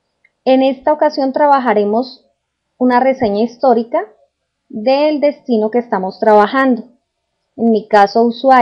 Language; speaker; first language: Spanish; native; Spanish